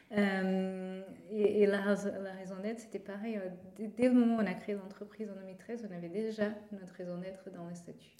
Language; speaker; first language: French; non-native, fluent; Portuguese